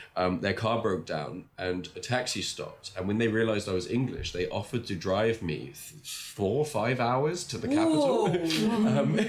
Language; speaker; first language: English; native; English